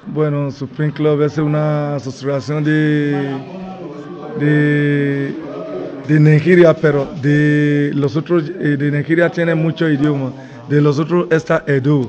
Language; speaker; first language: Spanish; non-native, learner; Bini